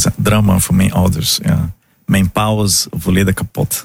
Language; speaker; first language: Dutch; non-native, fluent; Portuguese